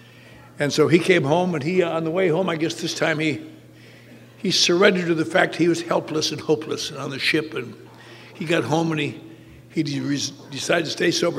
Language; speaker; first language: English; native; English